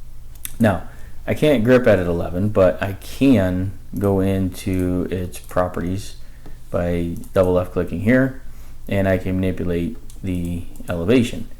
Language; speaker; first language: English; native; English